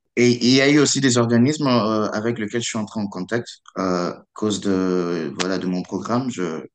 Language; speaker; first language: French; non-native, local second language; Lingala